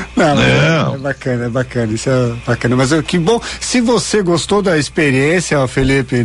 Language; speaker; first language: Portuguese; native; Portuguese